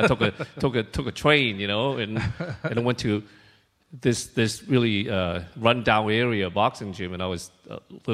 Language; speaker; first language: English; non-native, local second language; Cantonese